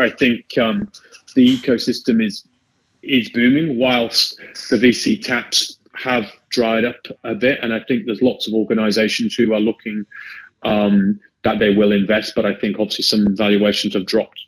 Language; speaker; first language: English; native; English